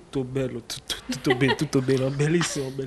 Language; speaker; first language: Italian; non-native, learner; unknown